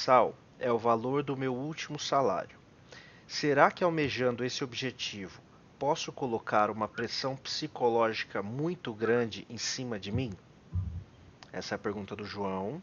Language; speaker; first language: Portuguese; native; Portuguese